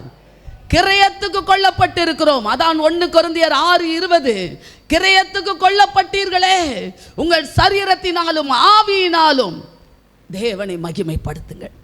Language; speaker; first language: Tamil; native; Tamil